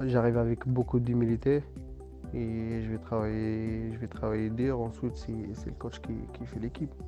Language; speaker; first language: French; non-native, local second language; Arabic